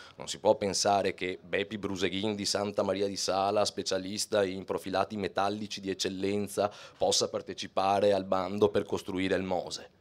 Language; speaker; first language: Italian; native; Italian